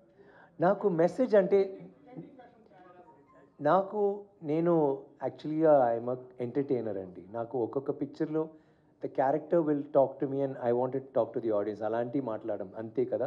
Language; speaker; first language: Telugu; non-native, learner; Tamil